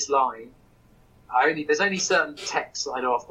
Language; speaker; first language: English; native; English